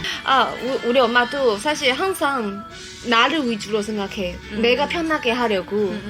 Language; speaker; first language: Korean; non-native, fluent; Chinese